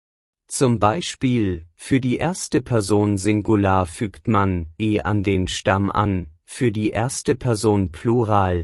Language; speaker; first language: German; non-native, fluent; Persian